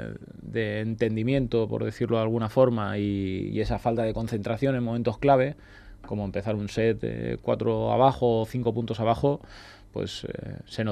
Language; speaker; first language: Spanish; native; Spanish